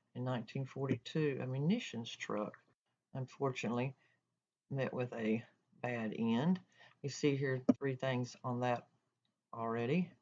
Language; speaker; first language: English; native; English